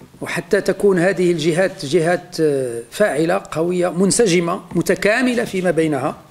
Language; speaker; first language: Arabic; native; Arabic